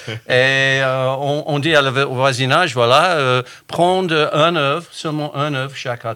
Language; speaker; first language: French; non-native, fluent; English